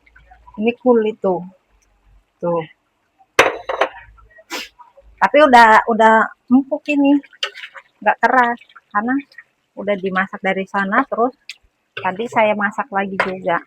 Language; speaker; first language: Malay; non-native, local second language; Indonesian